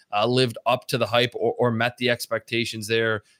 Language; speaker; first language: English; native; English